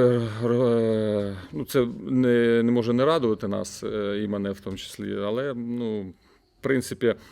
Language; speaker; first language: Ukrainian; native; Ukrainian